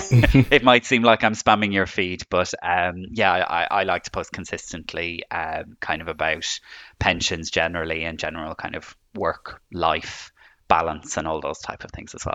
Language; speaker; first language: English; native; English